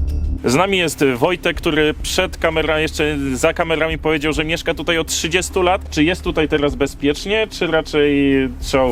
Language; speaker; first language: Polish; native; Polish